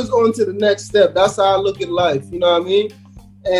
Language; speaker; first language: English; early bilingual, other home language; French